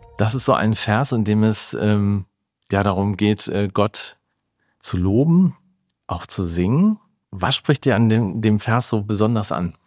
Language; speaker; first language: German; native; German